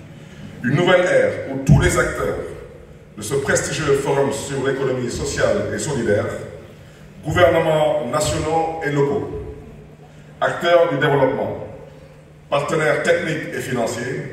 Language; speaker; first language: French; non-native, local second language; Wolof